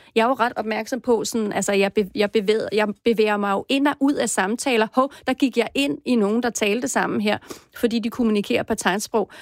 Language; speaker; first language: Danish; native; Danish